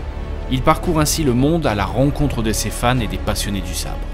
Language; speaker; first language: French; native; French